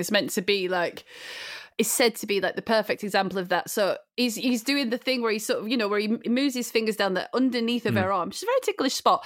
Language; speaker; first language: English; native; English